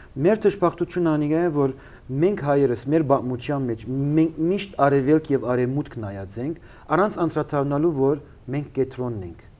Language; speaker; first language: Armenian; early bilingual, heritage; Armenian